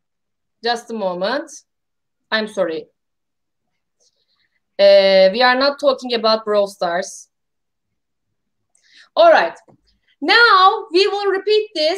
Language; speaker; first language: English; non-native, fluent; Turkish